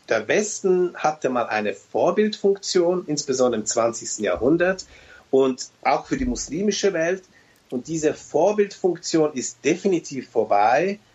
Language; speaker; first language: German; early bilingual, other home language; Turkish